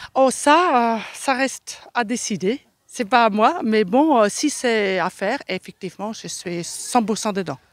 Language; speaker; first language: French; non-native, fluent; German